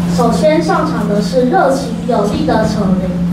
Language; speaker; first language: Chinese; native; Chinese